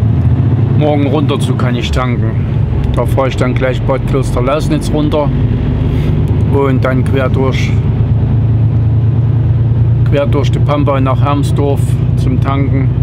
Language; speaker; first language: German; native; German